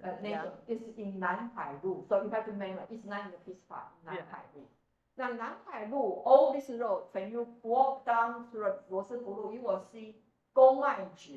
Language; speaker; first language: English; non-native, fluent; Chinese